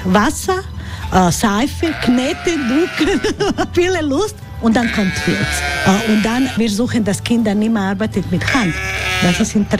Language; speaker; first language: German; non-native, learner; Croatian